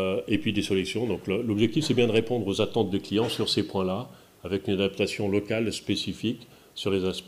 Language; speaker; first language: French; native; French